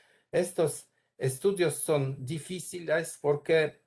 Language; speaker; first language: Spanish; non-native, learner; Polish